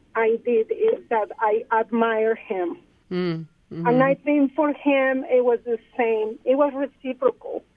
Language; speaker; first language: English; non-native, fluent; Spanish